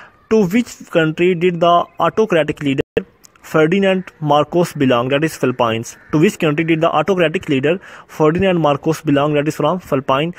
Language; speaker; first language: English; non-native, local second language; Urdu